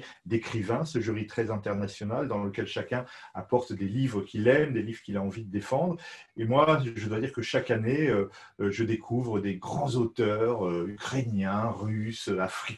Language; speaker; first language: French; native; French